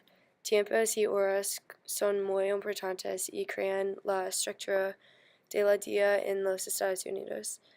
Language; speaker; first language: Spanish; non-native, learner; English